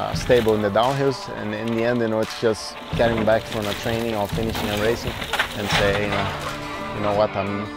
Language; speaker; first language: English; non-native, fluent; Portuguese